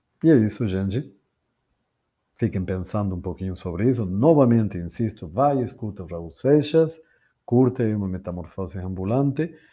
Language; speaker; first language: Portuguese; non-native, fluent; Spanish